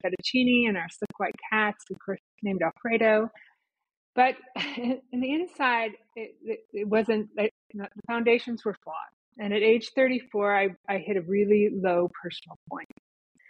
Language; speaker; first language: English; native; English